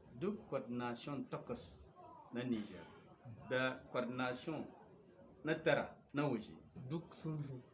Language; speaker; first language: Hausa; non-native, local second language; Fula